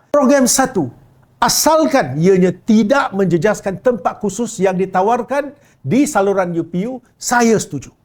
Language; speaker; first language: Malay; non-native, local second language; Chinese